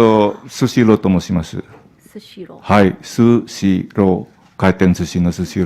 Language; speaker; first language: Japanese; non-native, learner; Indonesian